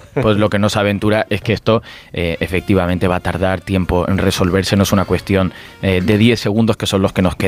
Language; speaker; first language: Spanish; native; Spanish